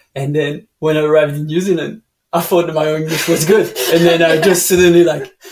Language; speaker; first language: English; non-native, fluent; French